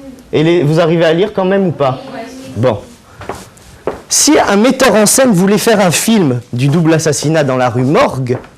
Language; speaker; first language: French; native; French